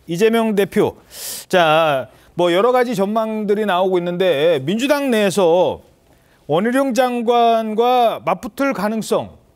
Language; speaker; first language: Korean; native; Korean